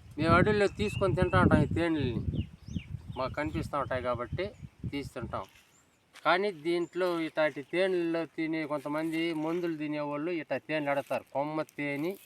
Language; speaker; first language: Telugu; native; Telugu